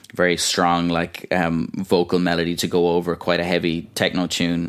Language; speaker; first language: English; native; English